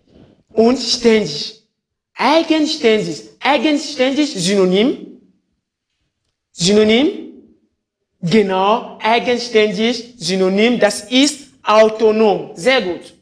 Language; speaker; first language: German; non-native, fluent; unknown